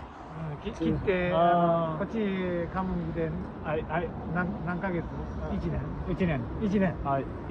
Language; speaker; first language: Japanese; non-native, learner; Nepali